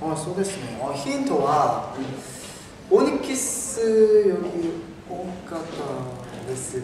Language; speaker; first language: Japanese; non-native, learner; Korean